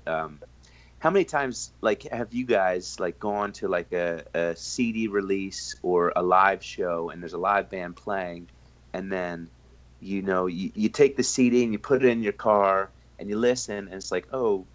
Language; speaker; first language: English; native; English